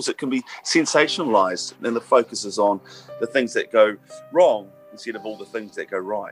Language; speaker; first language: English; native; English